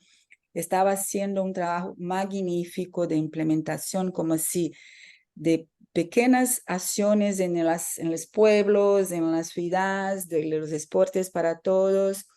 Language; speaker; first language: Spanish; non-native, fluent; Portuguese